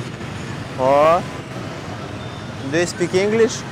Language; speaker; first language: English; non-native, learner; Russian